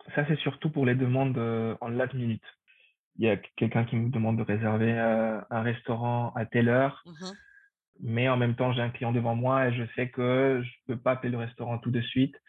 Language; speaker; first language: French; non-native, fluent; Spanish